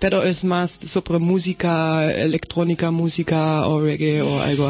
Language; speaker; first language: Spanish; non-native, learner; German